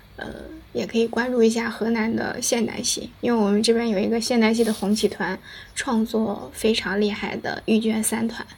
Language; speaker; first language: Chinese; native; Chinese